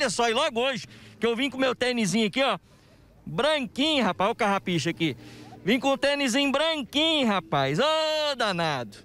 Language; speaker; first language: Portuguese; native; Portuguese